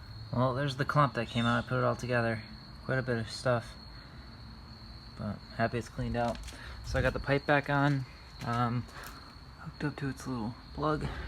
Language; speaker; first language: English; native; English